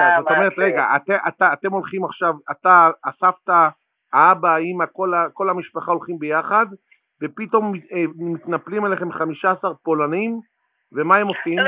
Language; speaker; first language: Hebrew; native; Hebrew